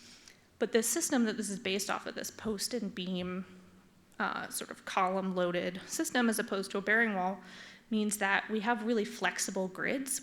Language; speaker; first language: English; native; English